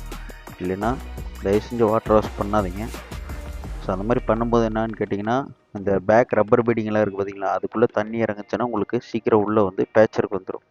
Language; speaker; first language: Tamil; native; Tamil